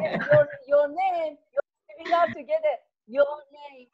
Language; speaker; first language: English; non-native, learner; Persian